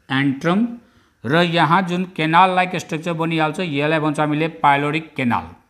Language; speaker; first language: Nepali; non-native, local second language; Bhojpuri